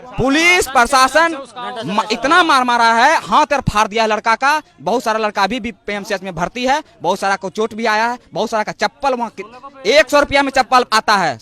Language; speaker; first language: Hindi; native; Hindi